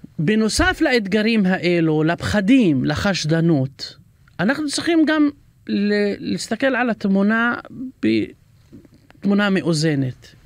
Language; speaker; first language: Hebrew; non-native, local second language; Arabic